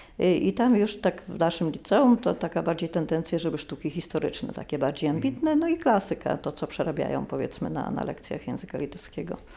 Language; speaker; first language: Polish; non-native, local second language; Lithuanian